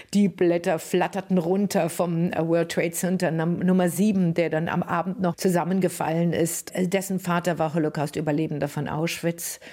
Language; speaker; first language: German; native; German